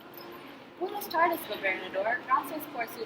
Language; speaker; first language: Spanish; non-native, learner; English